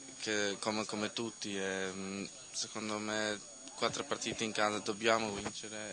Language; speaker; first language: Italian; non-native, learner; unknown